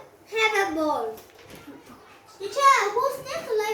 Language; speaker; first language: English; non-native, learner; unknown